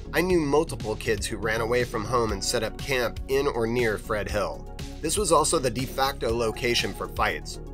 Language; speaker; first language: English; native; English